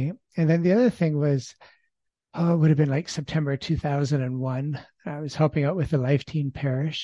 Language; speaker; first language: English; native; English